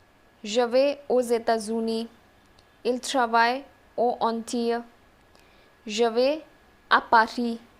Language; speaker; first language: French; non-native, fluent; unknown